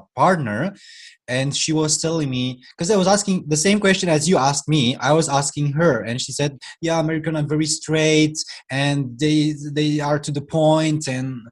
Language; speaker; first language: English; non-native, fluent; Romanian